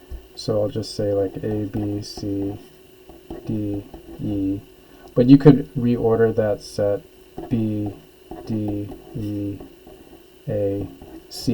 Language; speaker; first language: English; native; English